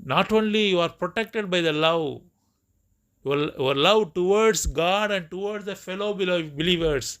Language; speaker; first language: English; non-native, local second language; Tamil